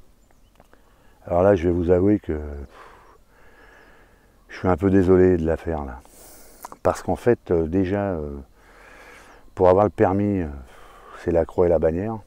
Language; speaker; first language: French; native; French